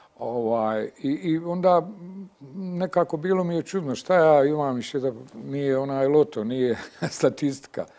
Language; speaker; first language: Bosnian; native; Bosnian